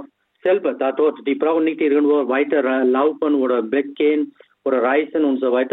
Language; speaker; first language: German; non-native, fluent; Tamil